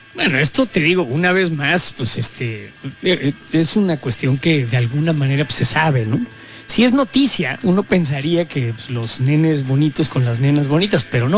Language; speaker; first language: Spanish; native; Spanish